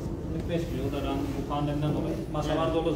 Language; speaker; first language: Turkish; native; Turkish